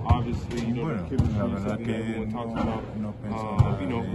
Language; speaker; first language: Spanish; non-native, fluent; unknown